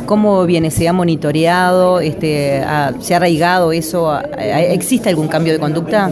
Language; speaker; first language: Spanish; native; Spanish